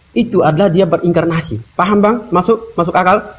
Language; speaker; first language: Indonesian; native; Indonesian